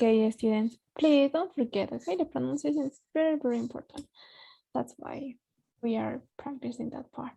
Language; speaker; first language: English; non-native, fluent; Spanish